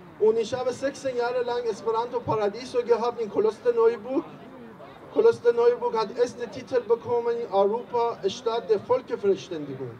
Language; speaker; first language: German; non-native, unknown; Persian